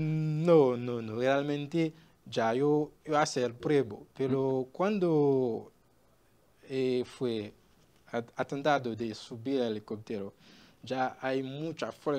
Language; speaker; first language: Spanish; non-native, learner; Haitian Creole